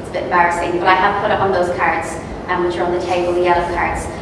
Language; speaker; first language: English; native; English